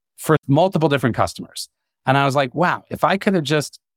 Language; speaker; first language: English; native; English